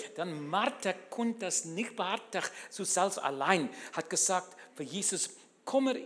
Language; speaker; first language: German; non-native, learner; English